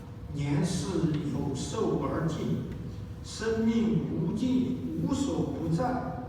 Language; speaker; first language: Chinese; native; Chinese